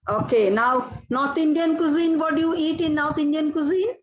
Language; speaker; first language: English; non-native, local second language; Odia